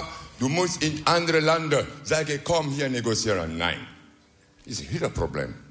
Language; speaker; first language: Dutch; non-native, learner; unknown